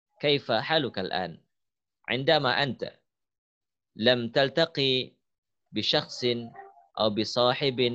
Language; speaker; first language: Arabic; non-native, fluent; Indonesian